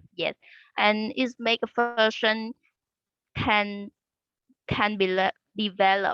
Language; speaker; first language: English; non-native, learner; Vietnamese